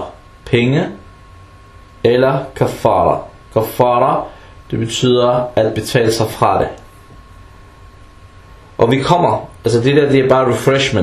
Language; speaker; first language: Danish; non-native, fluent; Arabic